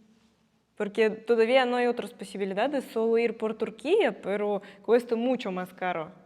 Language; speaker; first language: Spanish; non-native, fluent; Russian